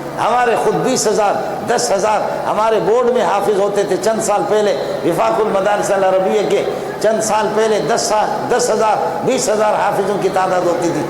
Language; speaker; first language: Urdu; non-native, local second language; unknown